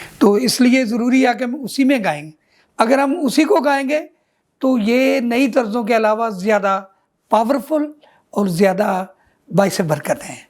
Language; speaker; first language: Urdu; non-native, local second language; Punjabi